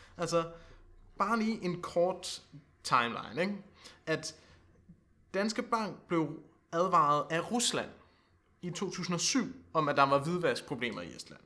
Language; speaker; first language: Danish; native; Danish